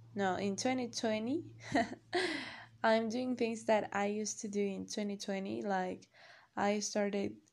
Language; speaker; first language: English; non-native, learner; Spanish